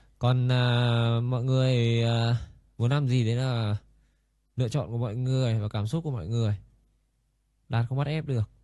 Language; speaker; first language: Vietnamese; native; Vietnamese